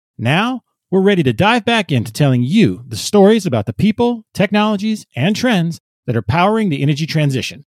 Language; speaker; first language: English; native; English